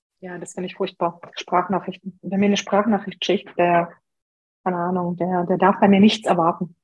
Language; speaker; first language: German; early bilingual, other home language; Hungarian